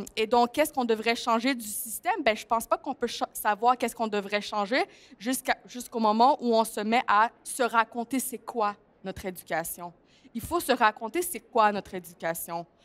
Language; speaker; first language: French; early bilingual, other home language; Greek